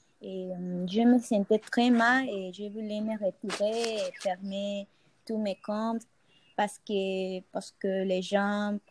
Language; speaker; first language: French; non-native, fluent; Spanish